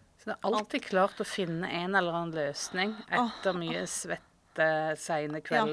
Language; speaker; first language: Norwegian; native; Norwegian